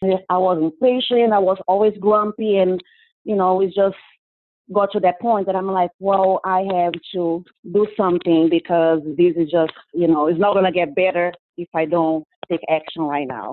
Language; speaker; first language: English; non-native, fluent; Portuguese